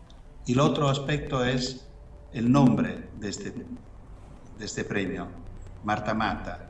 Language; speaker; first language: Spanish; non-native, fluent; Italian